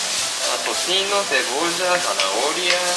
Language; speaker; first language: Spanish; non-native, learner; Japanese